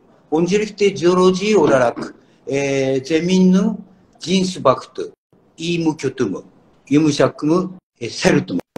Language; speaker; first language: Turkish; non-native, learner; Japanese